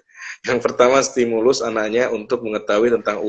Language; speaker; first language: Indonesian; native; Indonesian